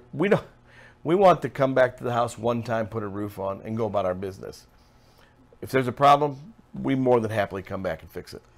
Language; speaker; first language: English; native; English